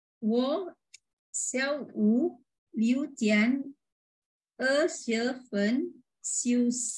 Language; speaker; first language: Chinese; non-native, learner; Malay